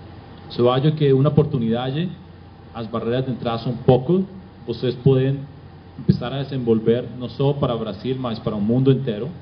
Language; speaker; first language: Portuguese; non-native, fluent; Spanish